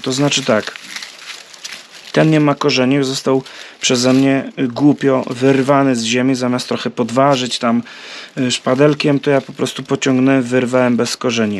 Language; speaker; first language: Polish; native; Polish